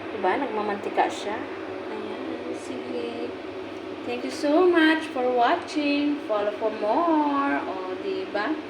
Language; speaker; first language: Filipino; non-native, local second language; Hiligaynon